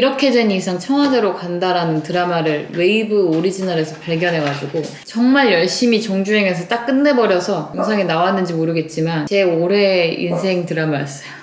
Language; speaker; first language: Korean; native; Korean